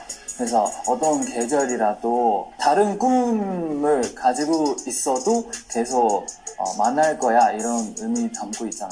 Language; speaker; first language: Korean; non-native, fluent; Chinese